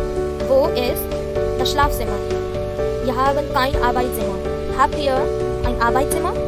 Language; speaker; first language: German; non-native, fluent; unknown